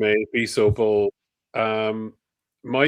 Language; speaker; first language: English; native; English